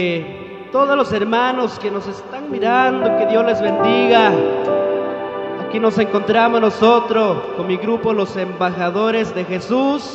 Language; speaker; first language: Spanish; non-native, local second language; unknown